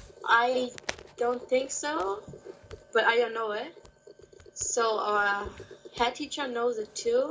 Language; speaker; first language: English; non-native, learner; Kurdish